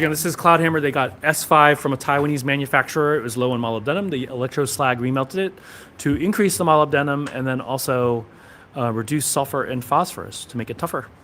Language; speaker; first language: English; native; English